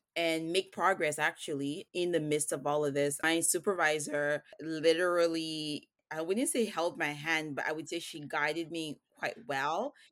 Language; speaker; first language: English; early bilingual, other home language; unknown